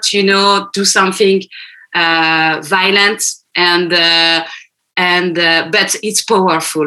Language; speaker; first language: English; non-native, fluent; French